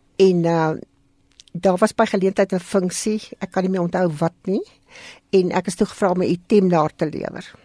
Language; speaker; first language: Afrikaans; native; Afrikaans